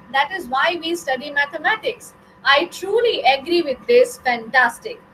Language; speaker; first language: English; non-native, local second language; Hindi